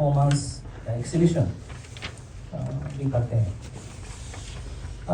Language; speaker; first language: Hindi; non-native, fluent; Japanese